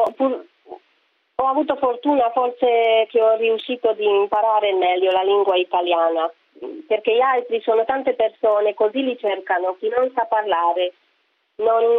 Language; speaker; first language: Italian; non-native, fluent; Romanian